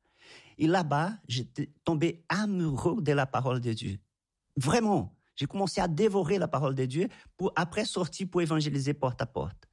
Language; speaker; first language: French; non-native, fluent; Portuguese